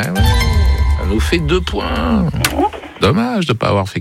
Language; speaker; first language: French; native; French